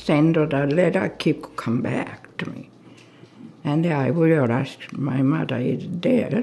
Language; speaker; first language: English; non-native, learner; Japanese